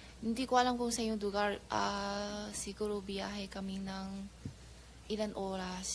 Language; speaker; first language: Filipino; non-native, learner; Chinese